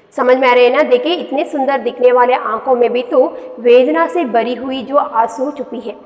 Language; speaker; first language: Hindi; non-native, local second language; Kannada